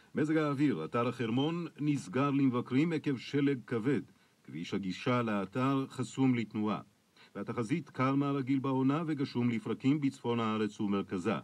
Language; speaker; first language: Hebrew; native; Hebrew